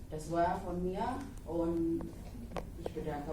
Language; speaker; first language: German; non-native, fluent; Indonesian